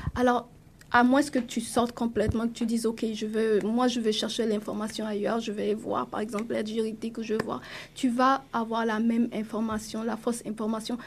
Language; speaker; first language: French; non-native, local second language; Mossi